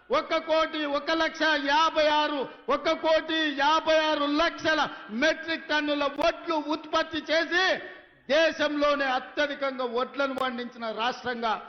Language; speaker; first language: Telugu; native; Telugu